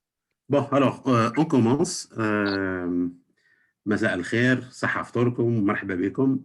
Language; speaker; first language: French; non-native, local second language; Arabic